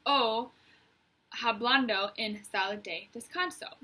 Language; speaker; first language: Spanish; non-native, learner; English